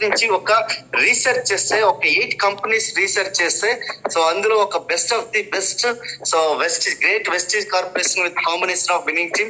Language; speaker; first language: Telugu; native; Telugu